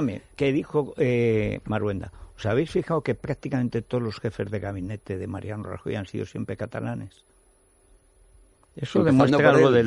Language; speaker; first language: Spanish; native; Spanish